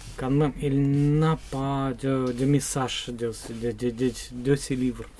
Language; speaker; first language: French; non-native, learner; Russian